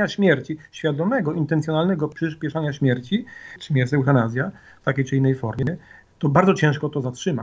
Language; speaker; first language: Polish; native; Polish